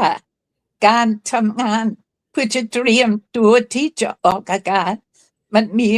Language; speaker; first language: Thai; non-native, fluent; English